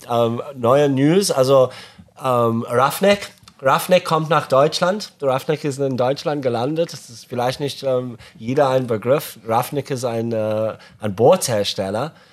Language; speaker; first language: German; non-native, fluent; English